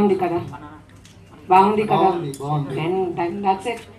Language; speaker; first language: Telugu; non-native, learner; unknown